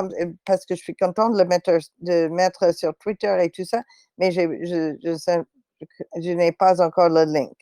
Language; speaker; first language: French; non-native, fluent; English